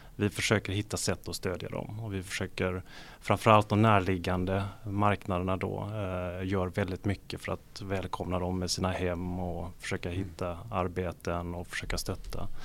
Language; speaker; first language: Swedish; native; Swedish